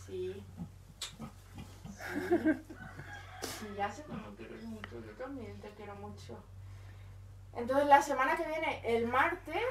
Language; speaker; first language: Spanish; native; Spanish